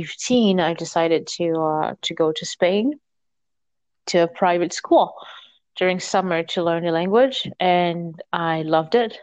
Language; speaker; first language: English; non-native, fluent; French